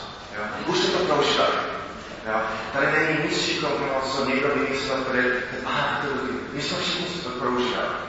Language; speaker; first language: Czech; non-native, fluent; English